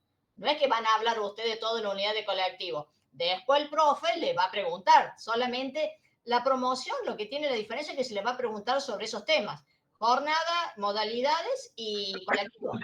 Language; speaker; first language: Spanish; native; Spanish